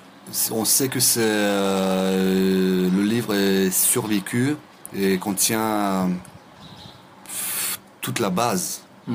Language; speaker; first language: French; non-native, fluent; Russian